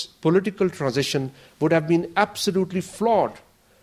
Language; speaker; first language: English; non-native, local second language; Urdu